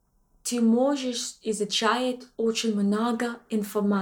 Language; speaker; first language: Russian; non-native, learner; English